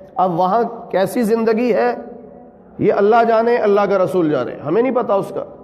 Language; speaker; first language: Urdu; non-native, local second language; Punjabi